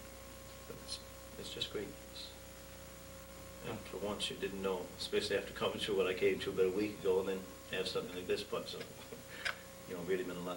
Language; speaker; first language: English; native; English